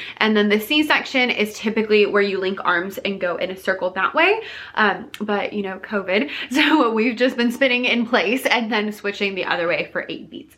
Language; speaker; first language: English; native; English